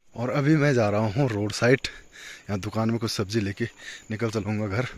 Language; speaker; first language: Hindi; native; Hindi